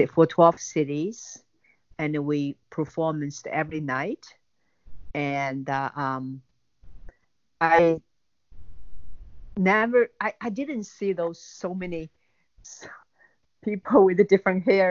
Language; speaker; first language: English; non-native, learner; Chinese